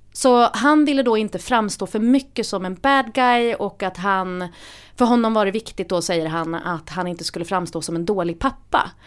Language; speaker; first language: Swedish; native; Swedish